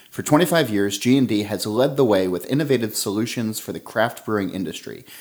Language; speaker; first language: English; native; English